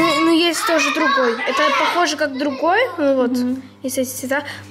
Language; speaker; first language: Russian; early bilingual, heritage; Russian